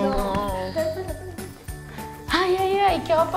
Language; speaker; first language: Spanish; native; Spanish